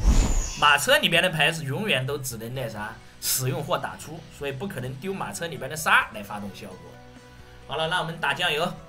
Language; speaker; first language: Chinese; native; Chinese